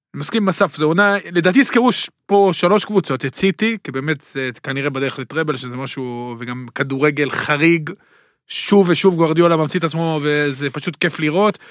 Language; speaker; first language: Hebrew; native; Hebrew